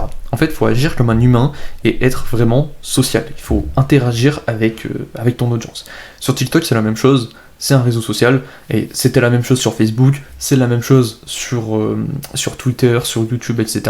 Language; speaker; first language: French; native; French